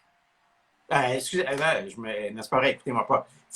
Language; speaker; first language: French; native; French